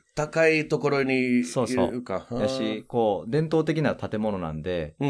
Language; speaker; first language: Japanese; native; Japanese